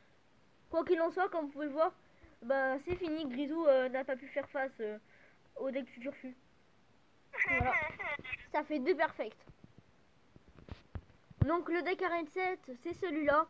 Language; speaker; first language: French; native; French